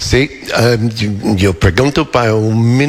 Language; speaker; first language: Spanish; non-native, learner; English